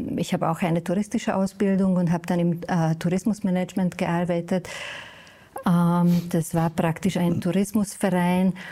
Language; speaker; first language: German; non-native, fluent; Hungarian